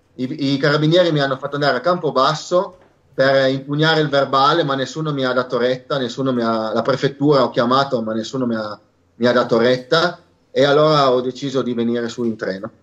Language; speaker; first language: Italian; native; Italian